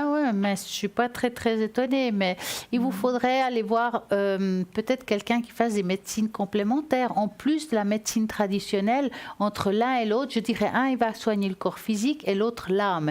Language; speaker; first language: French; native; French